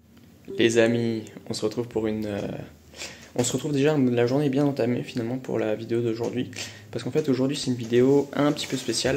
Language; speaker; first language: French; native; French